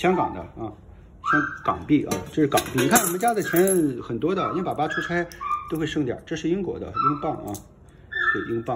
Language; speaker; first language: Chinese; native; Chinese